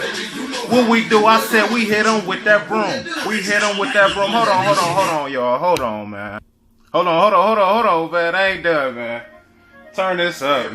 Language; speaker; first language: English; native; English